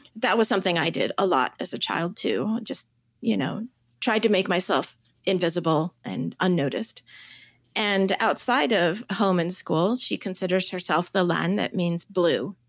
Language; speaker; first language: English; early bilingual, other home language; Chinese